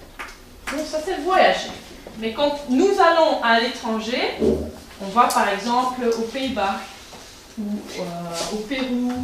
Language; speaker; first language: French; non-native, local second language; Dutch